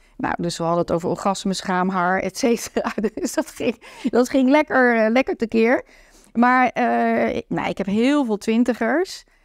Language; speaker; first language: Dutch; native; Dutch